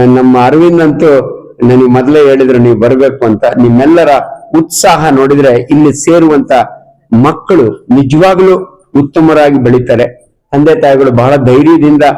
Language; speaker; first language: Kannada; native; Kannada